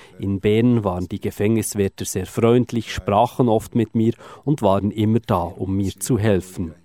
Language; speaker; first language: German; native; German